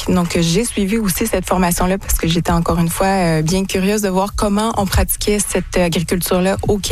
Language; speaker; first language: French; native; French